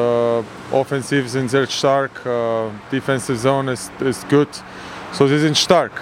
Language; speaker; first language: German; non-native, learner; English